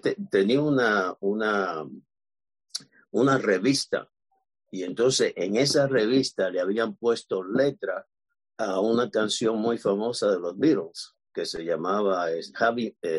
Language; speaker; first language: Spanish; native; Spanish